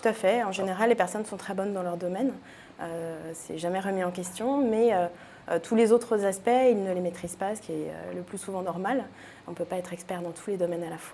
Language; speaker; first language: French; native; French